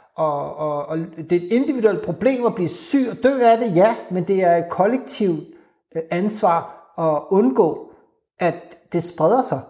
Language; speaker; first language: Danish; early bilingual, other home language; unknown